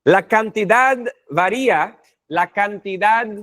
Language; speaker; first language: Spanish; non-native, fluent; English